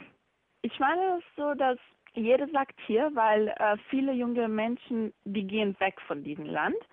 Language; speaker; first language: German; non-native, learner; Bosnian